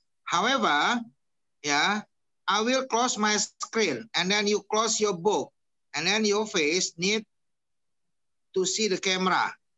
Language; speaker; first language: English; non-native, fluent; Indonesian